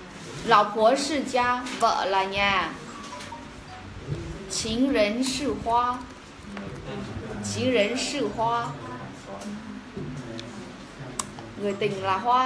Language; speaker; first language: Chinese; non-native, fluent; Vietnamese